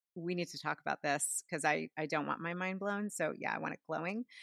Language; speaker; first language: English; native; English